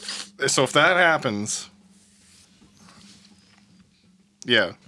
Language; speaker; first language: English; native; English